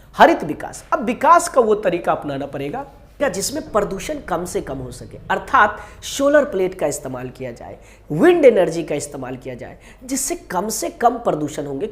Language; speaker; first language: Hindi; native; Hindi